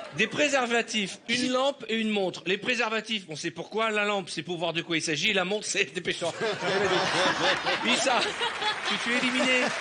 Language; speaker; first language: French; native; French